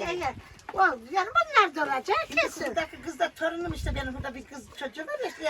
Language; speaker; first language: Turkish; native; Turkish